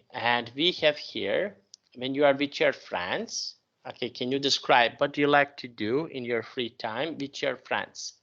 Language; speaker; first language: English; non-native, fluent; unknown